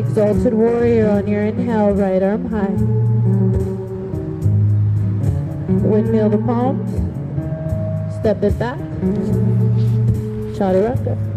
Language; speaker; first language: English; native; English